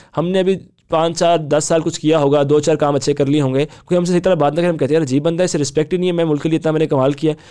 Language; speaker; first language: Hindi; native; Hindi